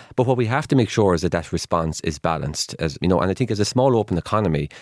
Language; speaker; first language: English; native; English